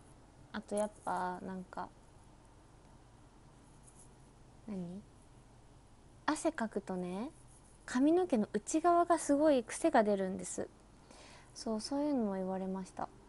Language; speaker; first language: Japanese; native; Japanese